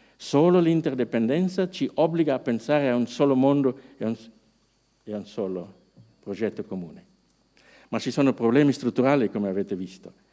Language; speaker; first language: Italian; non-native, fluent; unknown